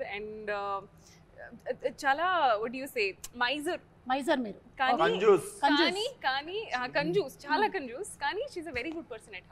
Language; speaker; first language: Telugu; non-native, fluent; Hindi